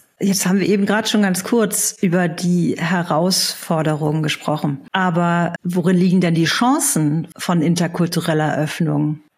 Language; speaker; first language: German; native; German